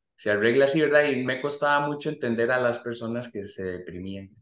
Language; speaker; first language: Spanish; native; Spanish